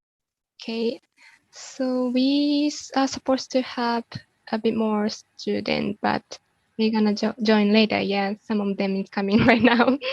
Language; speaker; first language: English; non-native, fluent; Japanese